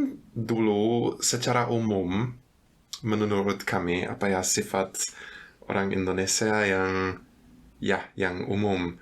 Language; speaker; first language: Indonesian; non-native, fluent; German